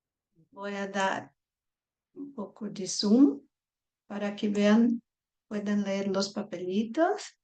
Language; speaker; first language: Spanish; non-native, fluent; Portuguese